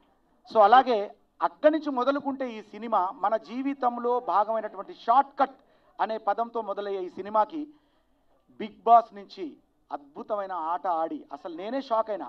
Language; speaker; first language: Telugu; native; Telugu